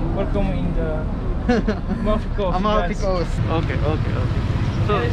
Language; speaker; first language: English; non-native, fluent; Romanian